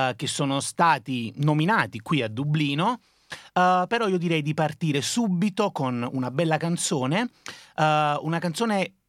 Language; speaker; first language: Italian; native; Italian